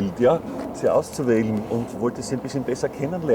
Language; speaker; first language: German; native; German